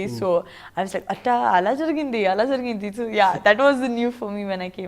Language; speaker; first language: Telugu; non-native, learner; Gujarati